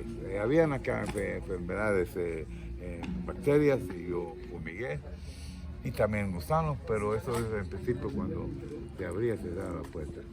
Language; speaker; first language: Spanish; non-native, fluent; Hebrew